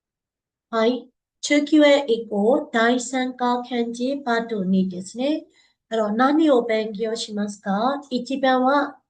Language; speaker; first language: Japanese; non-native, fluent; Burmese